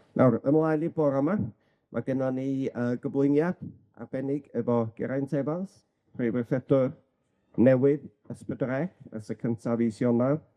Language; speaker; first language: Welsh; native; Welsh